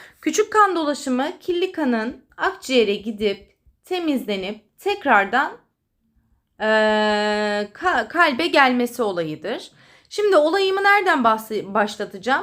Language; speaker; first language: Turkish; native; Turkish